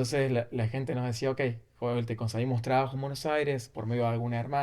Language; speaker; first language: Spanish; native; Spanish